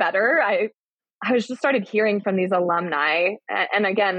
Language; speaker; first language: English; native; English